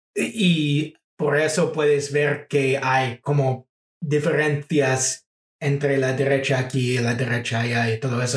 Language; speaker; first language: Spanish; non-native, fluent; English